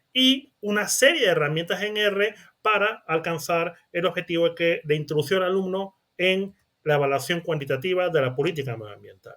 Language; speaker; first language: Spanish; native; Spanish